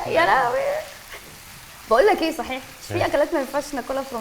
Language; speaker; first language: Arabic; native; Arabic